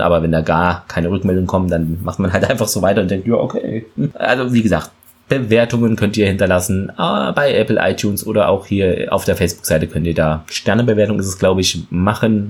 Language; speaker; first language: German; native; German